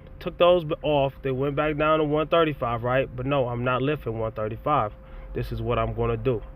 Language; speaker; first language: English; native; English